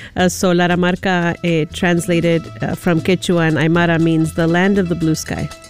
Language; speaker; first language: English; early bilingual, other home language; Spanish